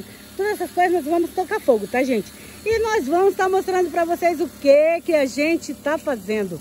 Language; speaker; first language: Portuguese; native; Portuguese